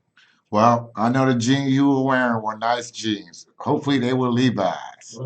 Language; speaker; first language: English; native; English